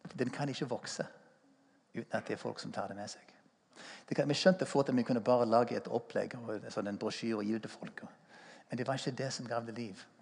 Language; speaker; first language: Norwegian; non-native, fluent; English